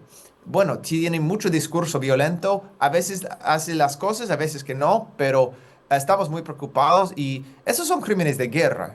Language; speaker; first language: Spanish; non-native, fluent; English